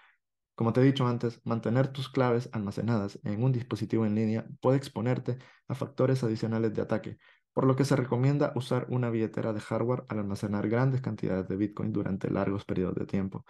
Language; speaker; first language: Spanish; native; Spanish